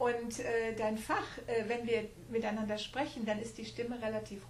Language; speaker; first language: German; native; German